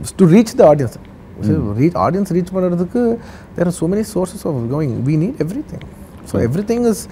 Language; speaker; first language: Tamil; non-native, local second language; Telugu